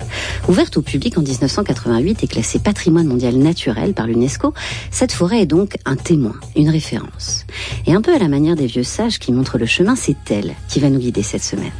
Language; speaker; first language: French; native; French